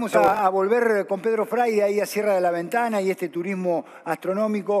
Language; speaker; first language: Spanish; native; Spanish